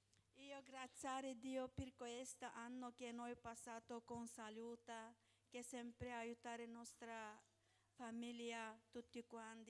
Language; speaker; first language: Italian; non-native, learner; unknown